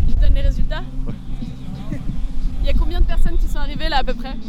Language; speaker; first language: French; native; French